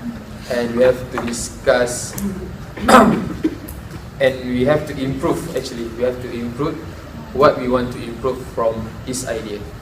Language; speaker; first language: English; non-native, local second language; Malay